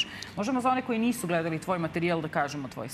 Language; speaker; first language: Serbian; native; Serbian